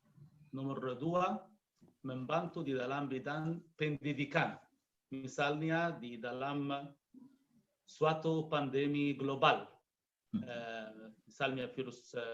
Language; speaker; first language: Indonesian; non-native, learner; Arabic